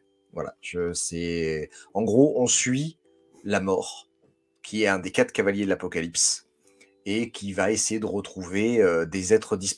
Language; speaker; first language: French; native; French